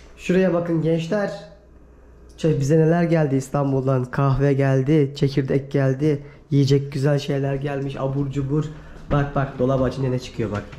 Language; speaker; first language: Turkish; native; Turkish